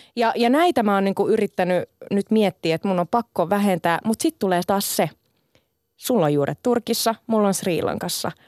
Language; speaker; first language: Finnish; early bilingual, other home language; Sinhala